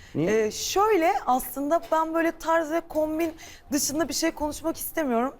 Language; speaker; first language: Turkish; native; Turkish